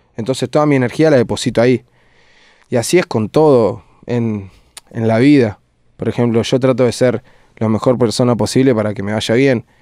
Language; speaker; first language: Spanish; native; Spanish